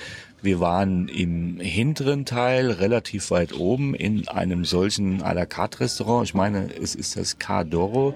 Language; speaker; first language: German; native; German